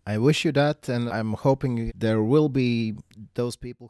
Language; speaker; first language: English; non-native, fluent; Latvian